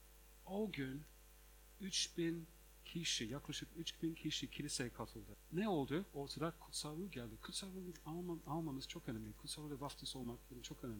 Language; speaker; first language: Turkish; non-native, fluent; English